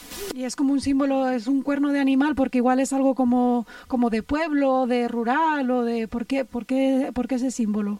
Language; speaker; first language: Spanish; native; Spanish